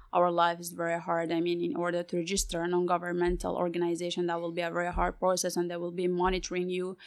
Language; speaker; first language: English; non-native, fluent; Arabic